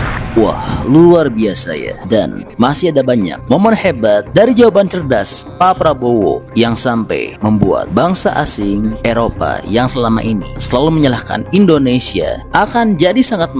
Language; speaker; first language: Indonesian; native; Indonesian